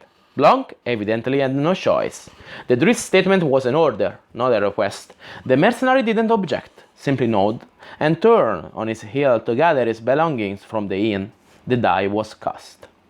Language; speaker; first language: English; non-native, fluent; Italian